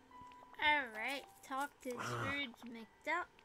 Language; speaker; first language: English; native; English